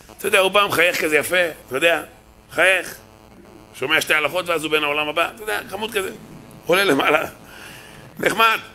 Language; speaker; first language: Hebrew; native; Hebrew